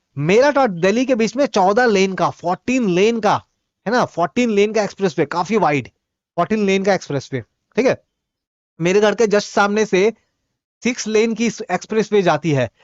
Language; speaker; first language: Hindi; non-native, local second language; Bhojpuri